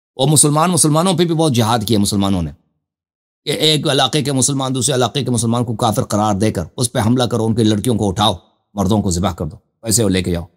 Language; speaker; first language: Urdu; non-native, fluent; Persian